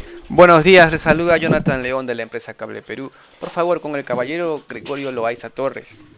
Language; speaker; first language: Spanish; native; Spanish